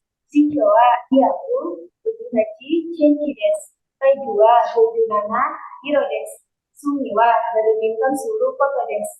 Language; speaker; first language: Japanese; non-native, learner; Indonesian